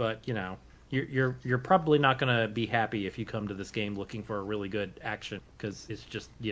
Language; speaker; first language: English; native; English